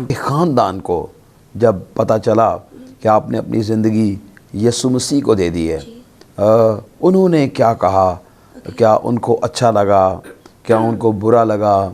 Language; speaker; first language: Urdu; non-native, local second language; Punjabi